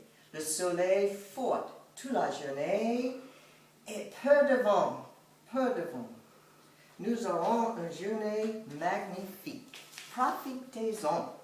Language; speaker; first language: French; non-native, fluent; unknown